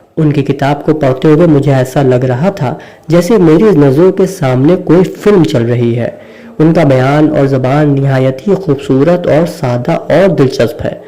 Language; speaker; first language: Urdu; native; Urdu